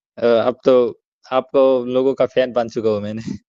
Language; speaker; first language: Hindi; non-native, learner; Bangla